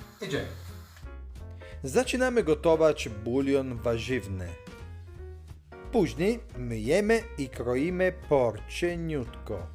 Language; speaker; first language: Polish; non-native, learner; Italian